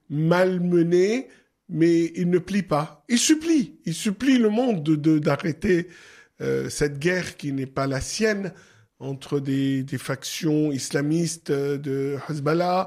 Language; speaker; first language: French; non-native, local second language; Arabic